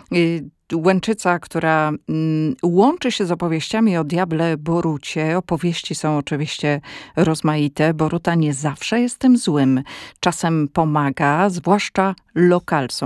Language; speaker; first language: Polish; native; Polish